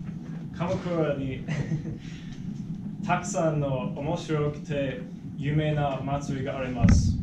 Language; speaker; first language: Japanese; non-native, learner; English